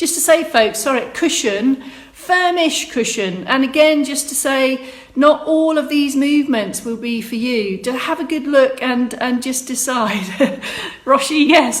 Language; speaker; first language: English; native; English